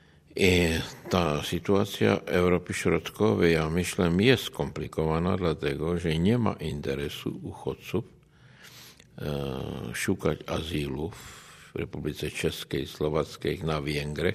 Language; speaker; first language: Polish; non-native, learner; Czech